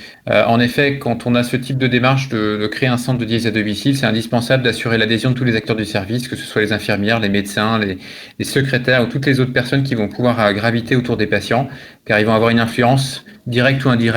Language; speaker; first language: French; native; French